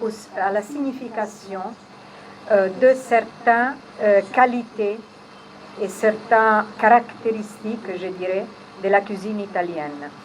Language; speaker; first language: French; non-native, fluent; Italian